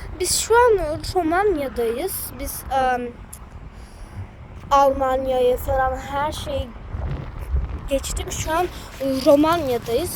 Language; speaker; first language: Turkish; early bilingual, heritage; Turkish